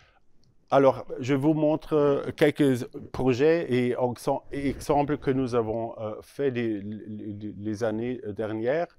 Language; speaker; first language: French; non-native, learner; German